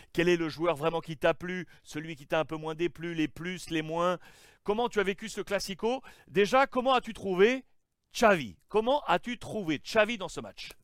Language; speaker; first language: French; native; French